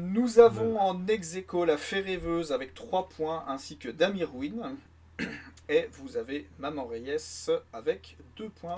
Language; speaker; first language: French; native; French